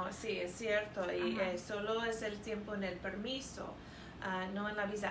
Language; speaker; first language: Spanish; non-native, fluent; English